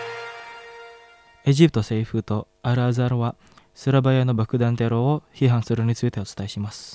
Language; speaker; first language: Japanese; non-native, fluent; Indonesian